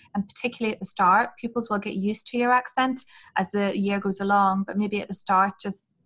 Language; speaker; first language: English; native; English